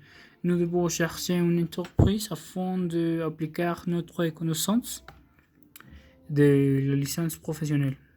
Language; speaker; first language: French; non-native, learner; Spanish